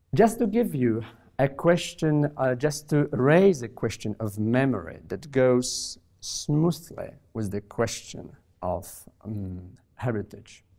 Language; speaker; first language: English; non-native, fluent; Polish